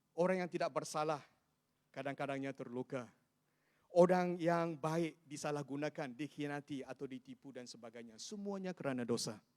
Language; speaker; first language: Malay; non-native, local second language; Chinese